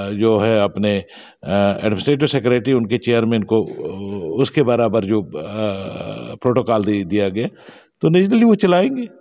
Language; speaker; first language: Hindi; non-native, local second language; Shina